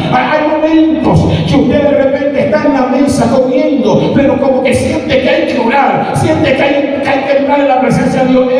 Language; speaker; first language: Spanish; native; Spanish